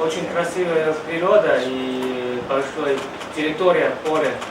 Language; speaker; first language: Russian; non-native, learner; Chinese